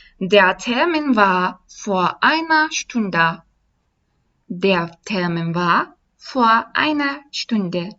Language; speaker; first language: German; non-native, fluent; Turkish